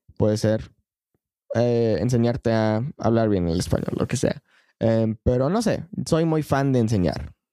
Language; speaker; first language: Spanish; non-native, fluent; English